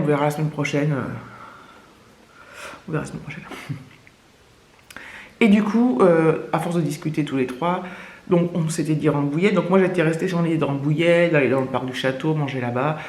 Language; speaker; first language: French; native; French